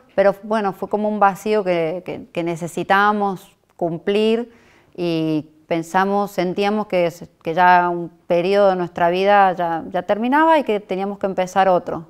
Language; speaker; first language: Spanish; native; Spanish